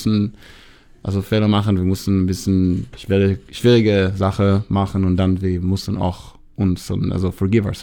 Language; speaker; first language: German; non-native, learner; English